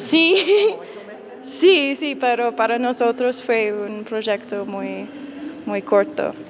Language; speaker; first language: Spanish; non-native, fluent; English